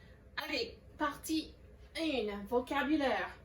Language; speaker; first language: French; non-native, fluent; English